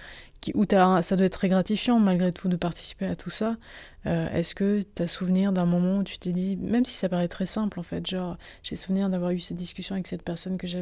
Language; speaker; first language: French; native; French